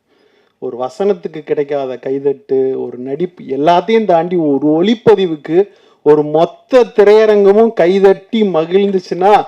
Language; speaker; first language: Tamil; native; Tamil